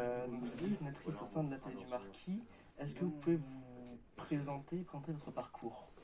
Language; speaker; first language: French; native; French